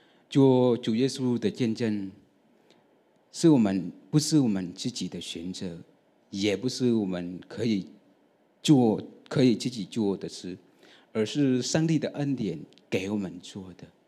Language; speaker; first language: Chinese; non-native, fluent; Vietnamese